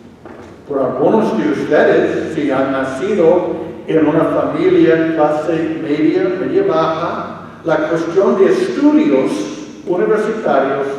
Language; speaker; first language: Spanish; non-native, fluent; English